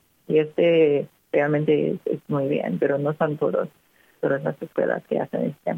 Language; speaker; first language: Spanish; non-native, fluent; English